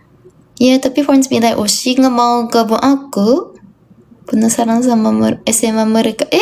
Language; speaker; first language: Indonesian; non-native, learner; Japanese